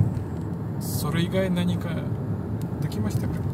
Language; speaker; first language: Japanese; non-native, fluent; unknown